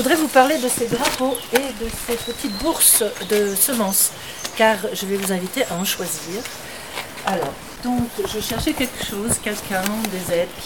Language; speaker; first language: French; non-native, local second language; Arabic